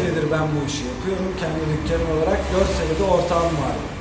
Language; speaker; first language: Turkish; native; Turkish